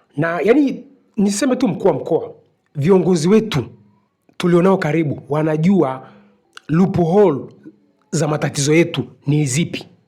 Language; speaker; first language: Swahili; native; Swahili